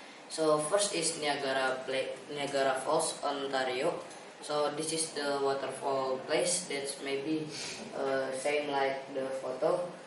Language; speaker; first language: English; non-native, learner; Indonesian